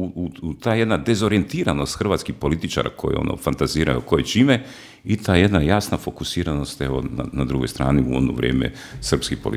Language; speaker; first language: Croatian; native; Croatian